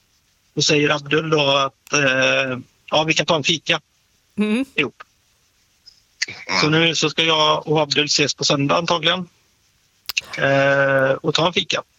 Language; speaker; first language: Swedish; native; Swedish